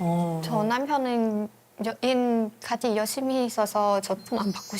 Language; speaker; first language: Korean; non-native, learner; Vietnamese